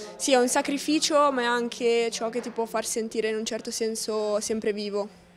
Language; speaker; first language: Italian; native; Italian